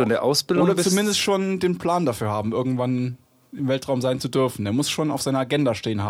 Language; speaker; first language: German; native; German